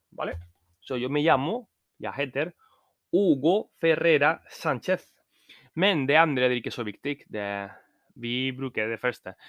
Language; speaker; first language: Norwegian; non-native, learner; Spanish